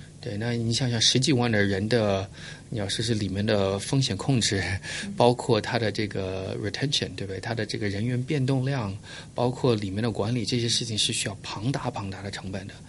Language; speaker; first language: Chinese; early bilingual, heritage; Chinese